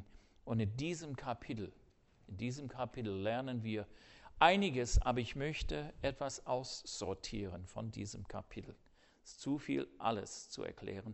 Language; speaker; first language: German; non-native, fluent; English